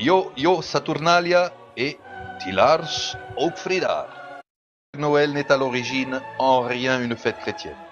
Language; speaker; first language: French; native; French